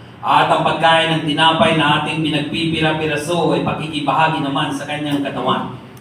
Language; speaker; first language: Filipino; non-native, local second language; Masbatenyo